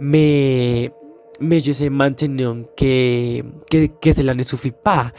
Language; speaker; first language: French; non-native, learner; Spanish